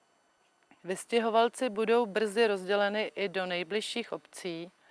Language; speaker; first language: Czech; native; Czech